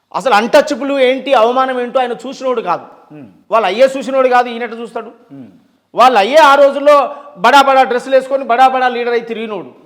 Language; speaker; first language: Telugu; native; Telugu